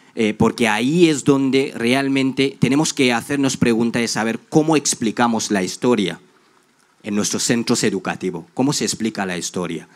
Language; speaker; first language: Spanish; non-native, fluent; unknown